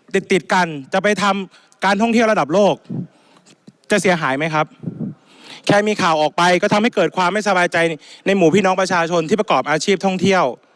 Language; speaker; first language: Thai; native; Thai